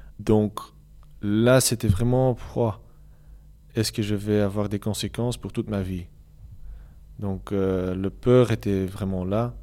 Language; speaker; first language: French; non-native, local second language; Dutch